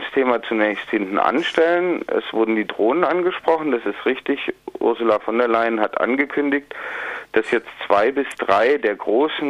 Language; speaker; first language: German; native; German